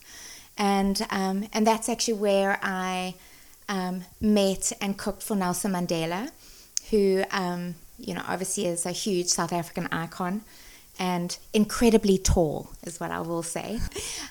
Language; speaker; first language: English; native; English